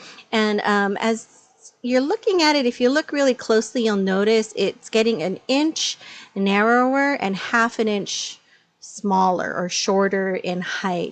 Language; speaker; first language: English; native; English